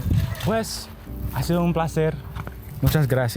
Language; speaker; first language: Spanish; non-native, learner; English